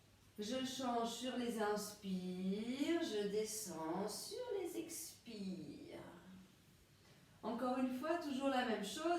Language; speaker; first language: French; native; French